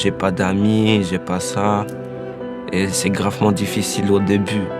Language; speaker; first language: French; non-native, fluent; Albanian